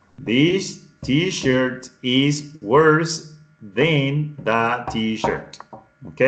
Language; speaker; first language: English; non-native, fluent; Spanish